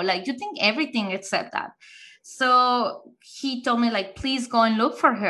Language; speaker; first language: English; non-native, fluent; Spanish